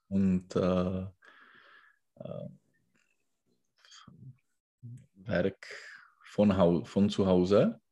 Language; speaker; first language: German; non-native, learner; Czech